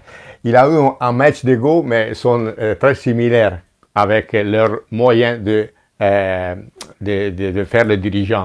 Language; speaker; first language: French; non-native, fluent; Italian